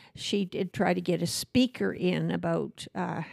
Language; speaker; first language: English; native; English